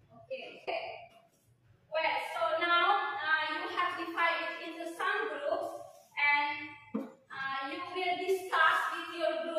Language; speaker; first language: English; non-native, fluent; Indonesian